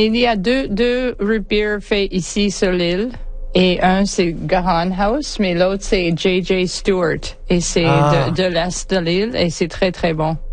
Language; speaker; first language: French; non-native, learner; English